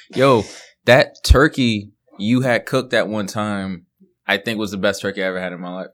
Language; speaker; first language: English; early bilingual, other home language; Haitian Creole